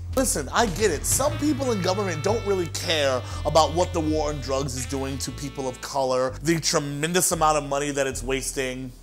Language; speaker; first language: English; native; English